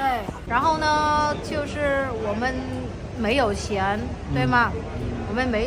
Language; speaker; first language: Chinese; non-native, learner; Vietnamese